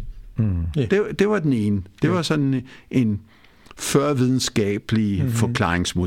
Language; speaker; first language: Danish; early bilingual, other home language; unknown